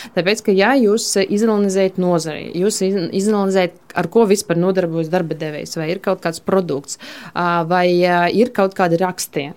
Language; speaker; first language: Latvian; non-native, local second language; Russian